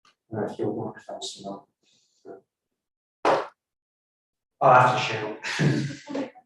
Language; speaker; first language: English; native; English